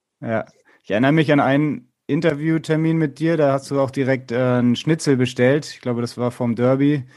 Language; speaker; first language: German; native; German